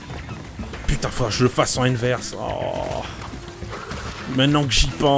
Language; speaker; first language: French; native; French